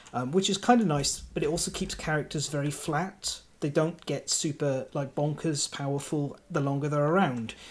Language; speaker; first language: English; non-native, local second language; Welsh